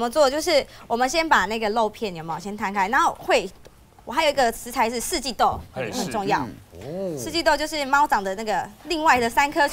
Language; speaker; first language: Chinese; native; Chinese